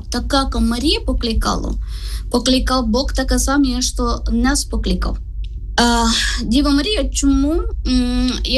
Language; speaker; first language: Ukrainian; non-native, learner; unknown